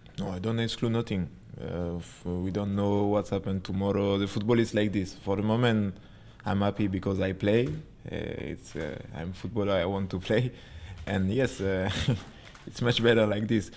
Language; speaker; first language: English; non-native, learner; French